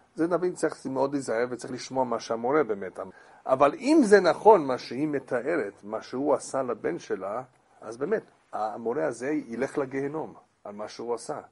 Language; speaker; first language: Hebrew; non-native, fluent; English